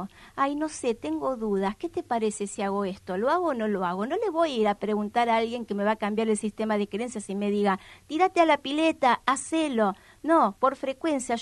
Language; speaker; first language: Spanish; native; Spanish